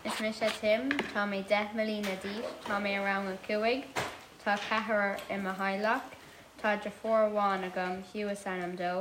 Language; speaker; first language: Irish; non-native, local second language; English